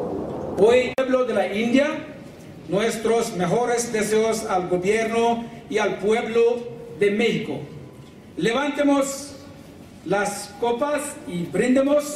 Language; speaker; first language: Spanish; non-native, learner; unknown